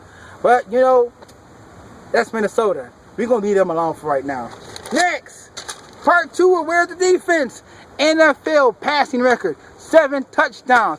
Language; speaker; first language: English; native; English